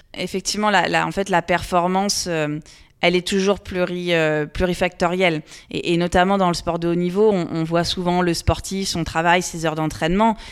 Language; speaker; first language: French; native; French